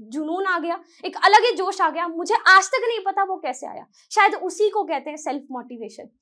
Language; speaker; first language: Hindi; native; Hindi